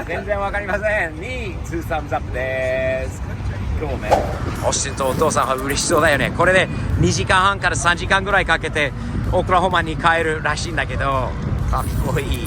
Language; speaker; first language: Japanese; non-native, fluent; English